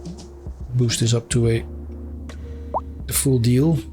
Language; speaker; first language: English; non-native, fluent; Dutch